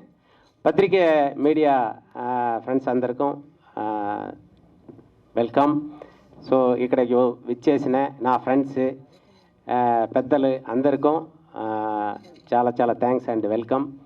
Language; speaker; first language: Telugu; native; Telugu